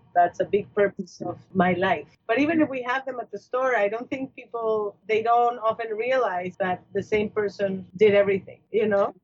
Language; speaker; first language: English; non-native, fluent; Spanish